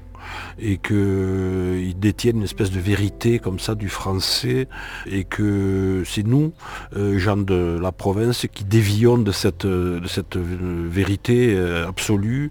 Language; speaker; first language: French; native; French